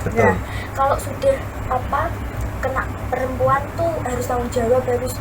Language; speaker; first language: Indonesian; native; Indonesian